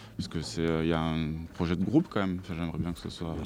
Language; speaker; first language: French; native; French